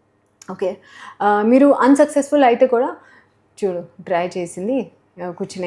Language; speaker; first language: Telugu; non-native, learner; Hindi